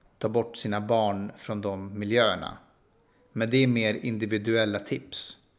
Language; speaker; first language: Swedish; early bilingual, other home language; Persian